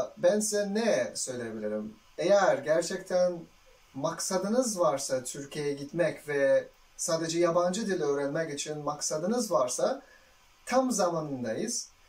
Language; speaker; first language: Turkish; non-native, fluent; Uzbek